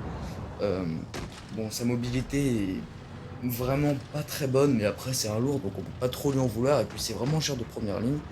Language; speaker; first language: French; native; French